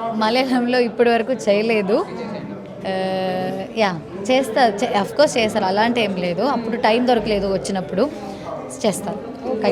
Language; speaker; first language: Telugu; non-native, learner; Malayalam